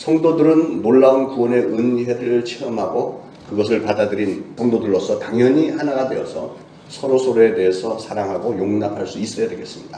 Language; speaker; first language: Korean; native; Korean